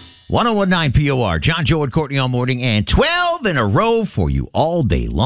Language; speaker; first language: English; native; English